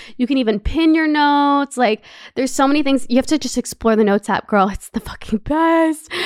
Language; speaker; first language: English; native; English